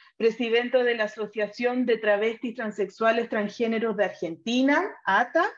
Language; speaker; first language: Spanish; native; Spanish